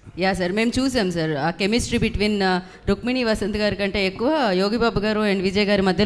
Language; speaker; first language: Telugu; native; Telugu